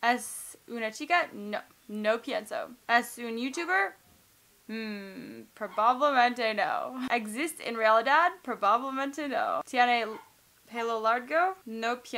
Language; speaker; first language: Spanish; non-native, learner; English